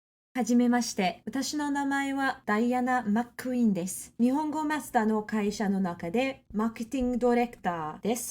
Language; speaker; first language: Japanese; non-native, learner; English